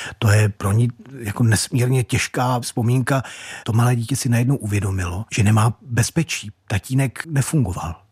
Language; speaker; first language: Czech; native; Czech